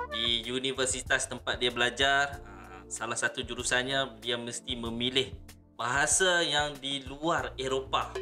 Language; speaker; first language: Malay; native; Malay